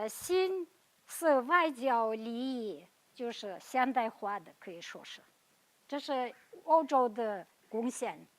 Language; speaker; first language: Chinese; non-native, fluent; Kazakh